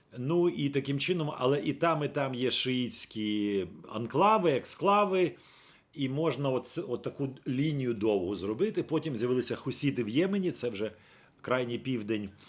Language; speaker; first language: Ukrainian; native; Ukrainian